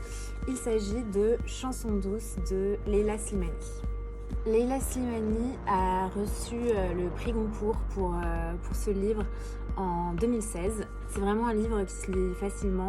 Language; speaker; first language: French; native; French